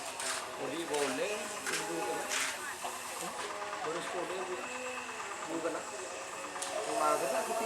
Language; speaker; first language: Indonesian; non-native, local second language; Madurese